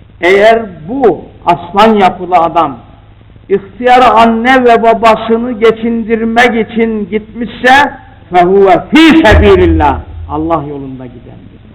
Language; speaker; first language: Turkish; native; Turkish